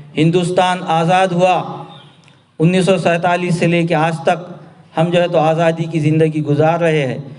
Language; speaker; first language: Urdu; native; Urdu